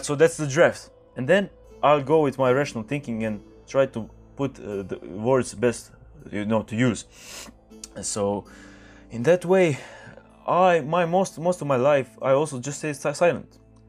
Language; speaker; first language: English; non-native, fluent; Croatian